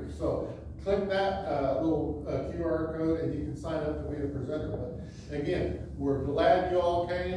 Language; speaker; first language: English; native; English